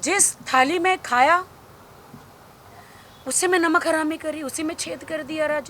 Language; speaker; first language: Hindi; native; Hindi